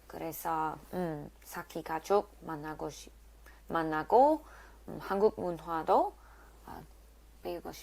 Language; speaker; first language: Korean; non-native, learner; English